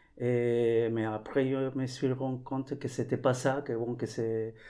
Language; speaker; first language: French; non-native, learner; Spanish